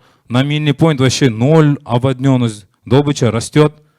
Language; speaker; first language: Russian; native; Russian